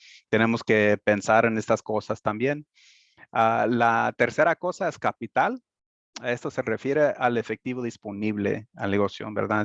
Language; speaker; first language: Spanish; early bilingual, heritage; Spanish